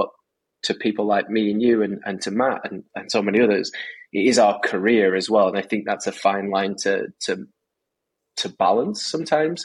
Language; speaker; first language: English; native; English